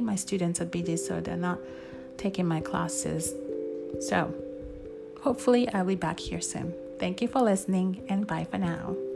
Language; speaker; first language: English; non-native, fluent; Japanese